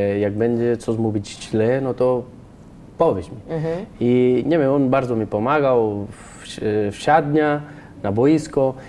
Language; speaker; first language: Polish; non-native, fluent; Spanish